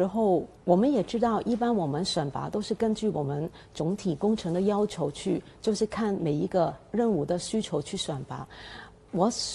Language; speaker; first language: Chinese; non-native, fluent; Cantonese